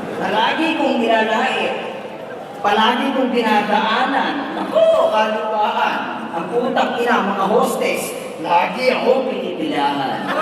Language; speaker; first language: Filipino; native; Filipino